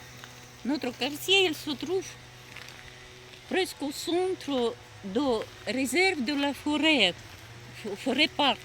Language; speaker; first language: French; non-native, learner; Russian